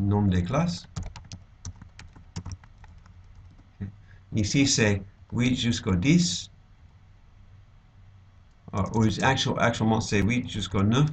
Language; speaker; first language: French; non-native, fluent; English